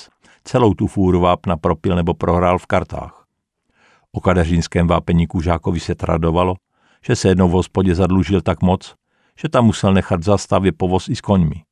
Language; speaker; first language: Czech; native; Czech